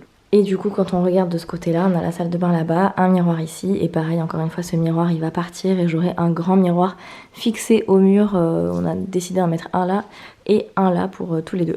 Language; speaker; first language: French; native; French